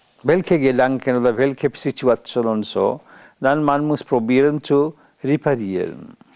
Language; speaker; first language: German; non-native, learner; Bangla